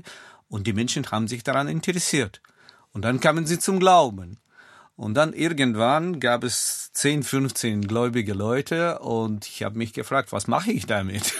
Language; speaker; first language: German; non-native, fluent; Russian